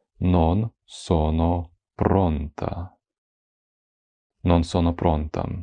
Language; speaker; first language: Italian; non-native, fluent; Ukrainian